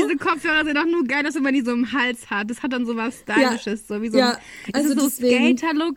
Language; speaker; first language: German; native; German